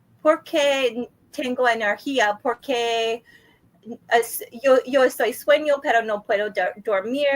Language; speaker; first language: Spanish; non-native, learner; English